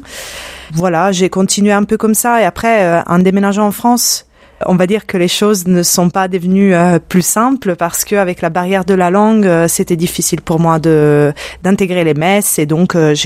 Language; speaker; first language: French; non-native, fluent; Italian